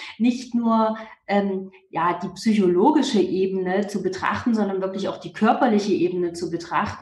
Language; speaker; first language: German; native; German